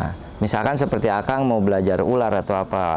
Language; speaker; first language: Indonesian; native; Indonesian